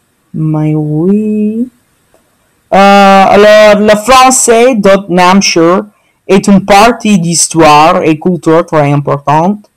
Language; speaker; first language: French; early bilingual, heritage; French